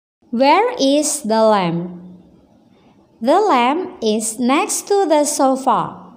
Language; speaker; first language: English; non-native, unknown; Indonesian